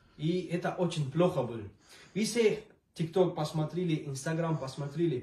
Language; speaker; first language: Russian; non-native, learner; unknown